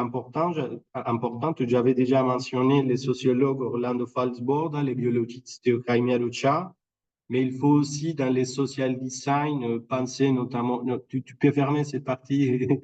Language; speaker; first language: French; non-native, fluent; Spanish